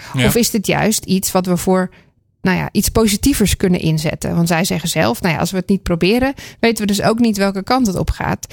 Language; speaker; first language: Dutch; native; Dutch